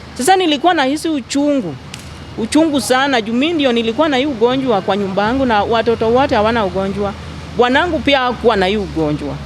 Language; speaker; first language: Swahili; non-native, local second language; Luo (Kenya and Tanzania)